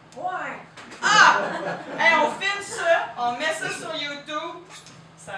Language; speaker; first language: French; native; French